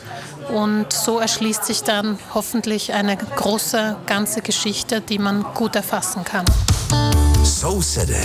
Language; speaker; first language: German; early bilingual, other home language; Slovak